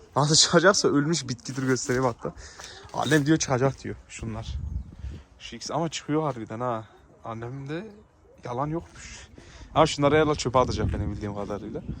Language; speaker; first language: Turkish; early bilingual, heritage; Turkish